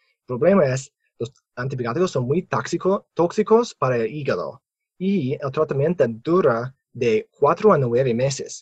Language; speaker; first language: Spanish; non-native, fluent; English